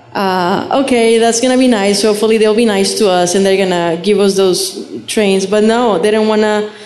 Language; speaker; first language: English; non-native, fluent; Spanish